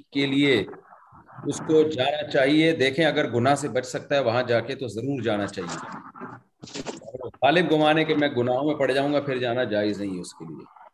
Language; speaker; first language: Urdu; native; Urdu